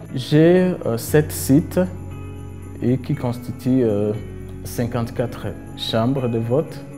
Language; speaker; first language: French; non-native, local second language; Kinyarwanda